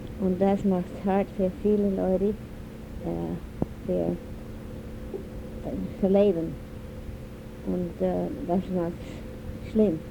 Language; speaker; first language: German; early bilingual, heritage; German